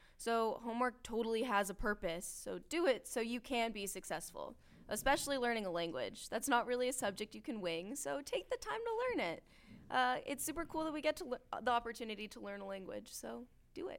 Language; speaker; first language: English; native; English